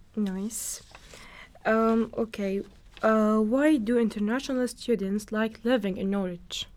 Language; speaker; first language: English; non-native, learner; Arabic